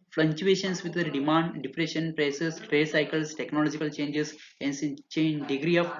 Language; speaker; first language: English; non-native, local second language; Kannada